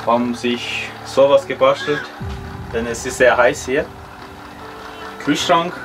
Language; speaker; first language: German; early bilingual, other home language; Armenian